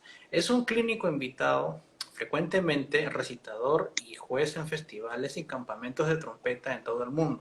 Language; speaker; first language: Spanish; native; Spanish